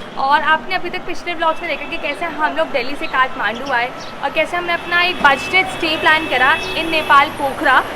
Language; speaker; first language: Hindi; native; Hindi